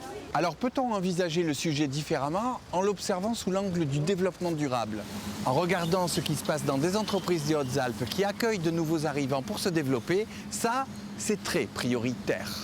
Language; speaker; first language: French; native; French